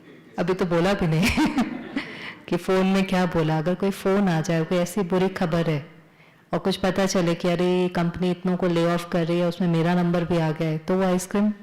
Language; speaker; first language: Hindi; native; Hindi